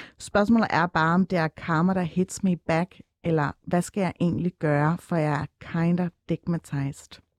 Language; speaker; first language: Danish; early bilingual, other home language; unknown